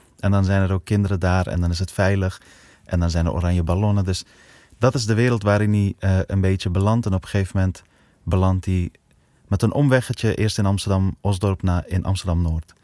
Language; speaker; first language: Dutch; early bilingual, other home language; Persian